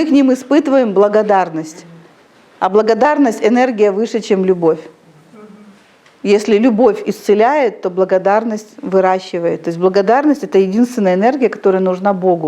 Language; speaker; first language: Russian; native; Russian